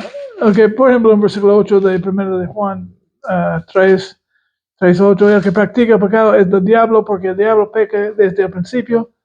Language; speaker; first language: Spanish; non-native, fluent; English